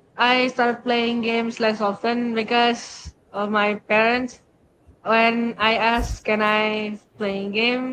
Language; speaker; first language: English; non-native, learner; Indonesian